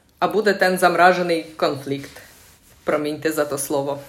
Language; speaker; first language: Czech; non-native, fluent; Russian